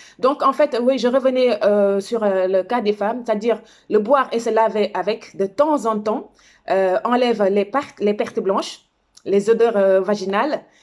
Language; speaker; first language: French; non-native, local second language; Wolof